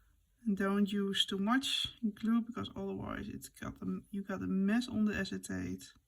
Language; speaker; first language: English; non-native, fluent; Dutch